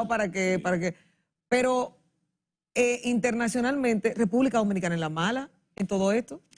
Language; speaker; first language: Spanish; native; Spanish